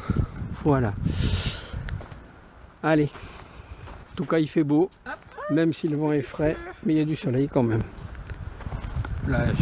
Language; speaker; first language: French; native; French